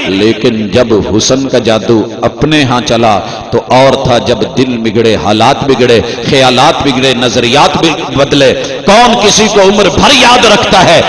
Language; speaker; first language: Urdu; non-native, local second language; Punjabi